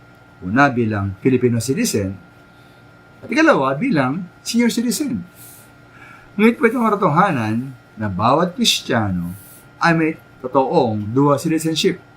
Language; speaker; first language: Filipino; native; Filipino